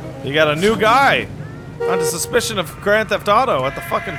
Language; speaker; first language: English; native; English